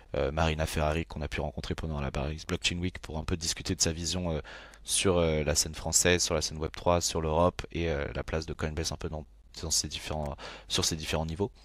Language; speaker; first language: French; native; French